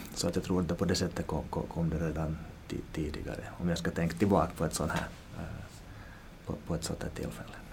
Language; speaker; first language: Swedish; native; Swedish